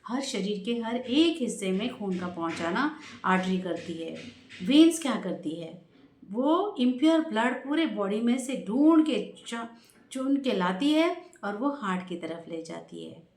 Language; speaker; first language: Hindi; non-native, local second language; Marathi